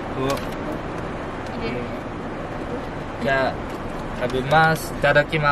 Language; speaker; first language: Japanese; early bilingual, other home language; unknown